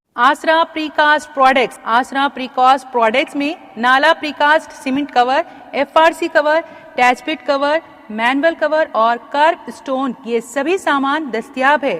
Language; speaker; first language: Urdu; native; Urdu